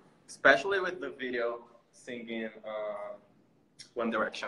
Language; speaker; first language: English; non-native, fluent; Portuguese